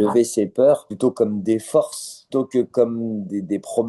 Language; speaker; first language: French; native; French